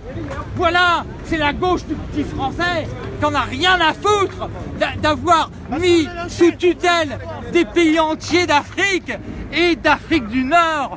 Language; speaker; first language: French; native; French